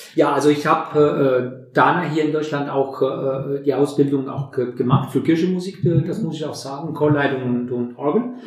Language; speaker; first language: German; non-native, fluent; Albanian